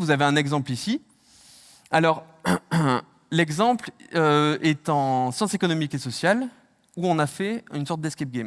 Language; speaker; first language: French; native; French